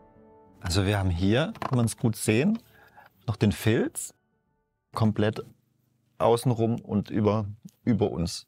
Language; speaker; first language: German; native; German